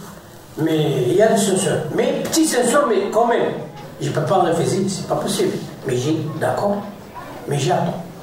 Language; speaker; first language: French; non-native, learner; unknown